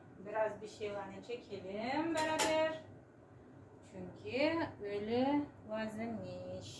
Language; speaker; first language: Turkish; non-native, learner; Uzbek